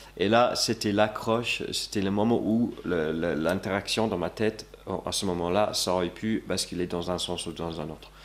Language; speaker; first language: French; non-native, fluent; English